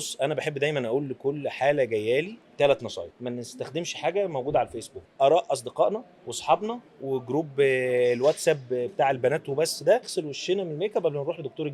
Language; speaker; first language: Arabic; native; Arabic